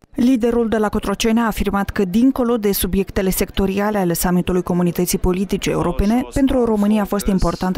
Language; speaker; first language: Romanian; native; Romanian